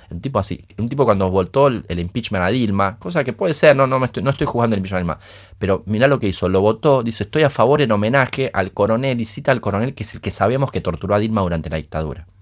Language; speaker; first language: Spanish; early bilingual, other home language; Portuguese